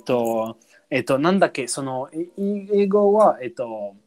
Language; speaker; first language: Japanese; non-native, learner; English